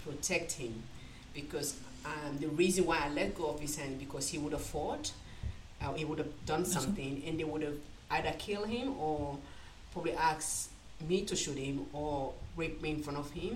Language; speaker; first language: English; non-native, local second language; Krio